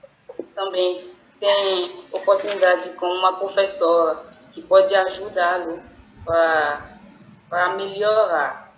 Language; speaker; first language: Portuguese; non-native, fluent; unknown